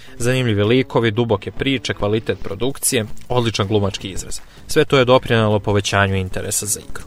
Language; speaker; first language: Serbian; native; Serbian